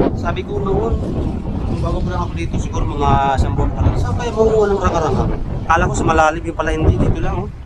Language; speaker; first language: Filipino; non-native, local second language; Waray